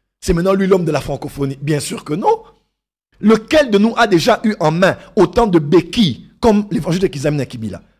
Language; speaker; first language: French; non-native, local second language; Lingala